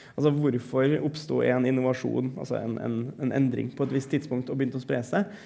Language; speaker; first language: Norwegian; native; Norwegian